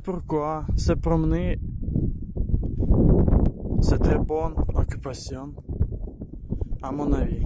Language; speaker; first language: French; non-native, learner; Ukrainian